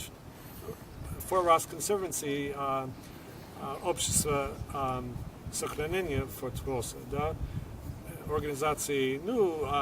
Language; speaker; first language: Russian; non-native, fluent; English